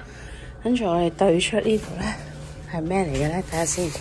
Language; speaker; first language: Cantonese; native; Cantonese